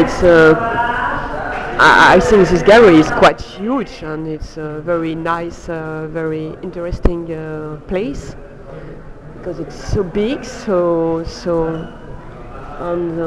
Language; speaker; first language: English; non-native, learner; French